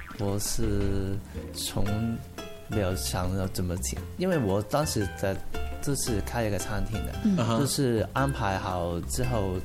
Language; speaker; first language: Chinese; non-native, local second language; Cantonese